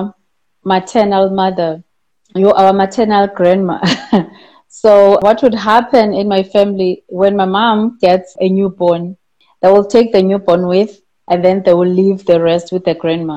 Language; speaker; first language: English; non-native, local second language; Xhosa